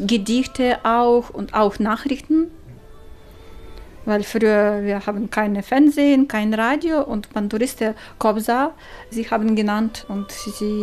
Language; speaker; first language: German; non-native, learner; Ukrainian